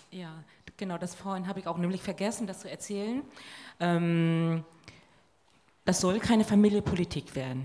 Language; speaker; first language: German; non-native, fluent; Vietnamese